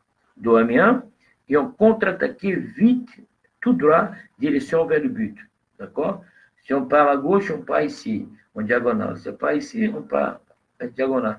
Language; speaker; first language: French; non-native, fluent; Portuguese